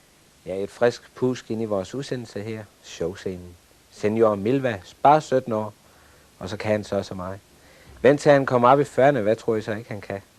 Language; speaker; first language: Danish; native; Danish